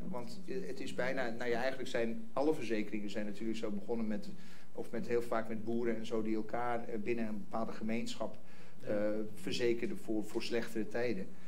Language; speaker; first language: Dutch; non-native, fluent; English